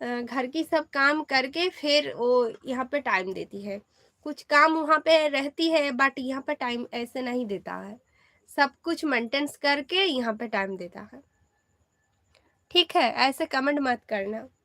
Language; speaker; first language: Hindi; non-native, learner; Bangla